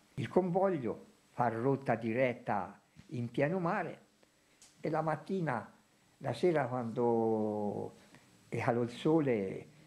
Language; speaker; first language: Italian; native; Italian